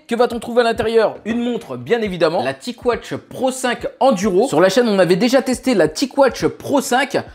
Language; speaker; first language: French; native; French